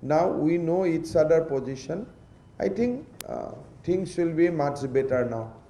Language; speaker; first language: English; non-native, local second language; Assamese